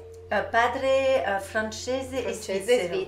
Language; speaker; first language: Italian; early bilingual, heritage; French